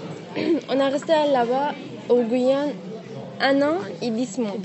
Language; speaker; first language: French; non-native, learner; Arabic